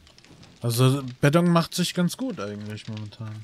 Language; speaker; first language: German; native; German